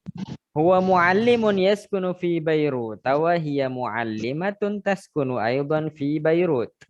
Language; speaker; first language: Arabic; non-native, fluent; Indonesian